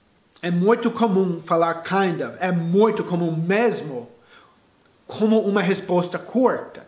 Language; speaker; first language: Portuguese; non-native, fluent; English